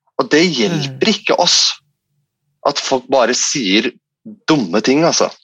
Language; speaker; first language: Norwegian; non-native, fluent; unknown